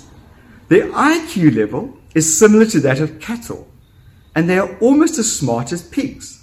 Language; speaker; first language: English; native; English